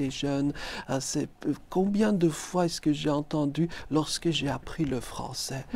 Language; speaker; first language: French; native; French